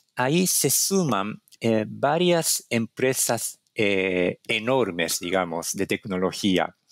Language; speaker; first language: Spanish; non-native, fluent; Japanese